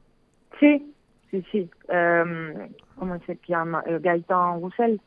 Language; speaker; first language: Italian; non-native, learner; French